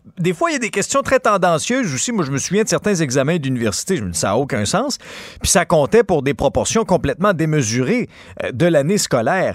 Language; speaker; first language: French; native; French